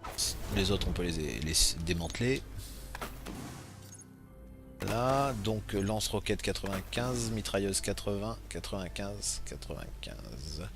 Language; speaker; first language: French; native; French